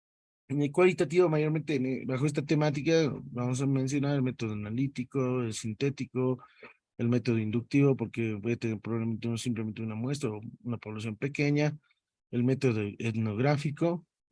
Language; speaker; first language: Spanish; native; Spanish